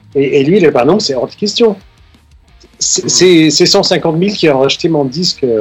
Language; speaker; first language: French; non-native, fluent; Danish